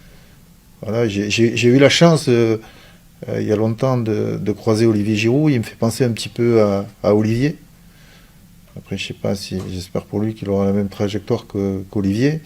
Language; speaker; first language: French; native; French